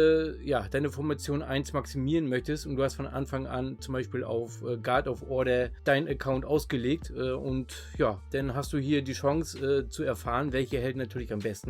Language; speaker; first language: German; native; German